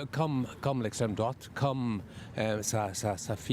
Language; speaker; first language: French; non-native, fluent; English